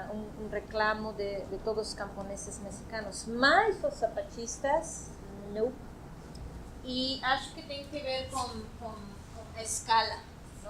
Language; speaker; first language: Portuguese; non-native, fluent; Spanish